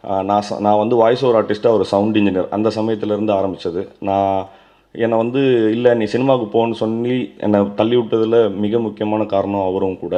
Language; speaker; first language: Tamil; native; Tamil